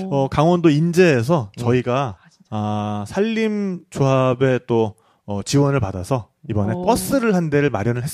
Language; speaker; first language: Korean; native; Korean